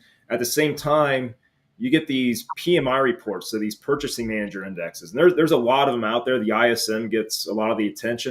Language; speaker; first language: English; native; English